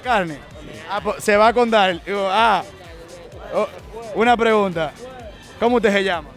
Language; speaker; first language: Spanish; native; Spanish